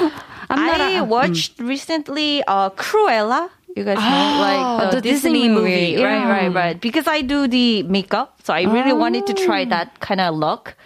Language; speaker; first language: English; non-native, fluent; Korean